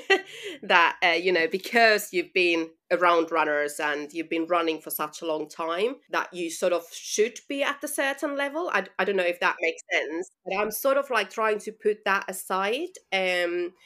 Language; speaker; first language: English; non-native, fluent; Finnish